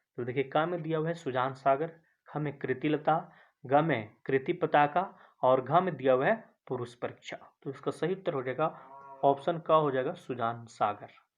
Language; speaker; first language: Hindi; native; Hindi